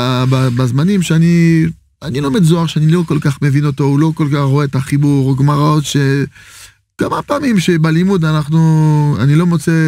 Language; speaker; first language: Hebrew; non-native, fluent; French